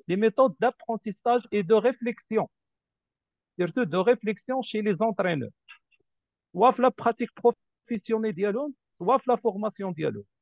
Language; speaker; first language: French; non-native, local second language; Arabic